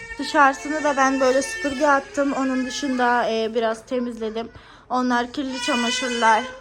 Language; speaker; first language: Turkish; native; Turkish